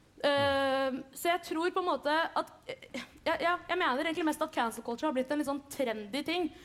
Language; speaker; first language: Norwegian; early bilingual, other home language; Kurdish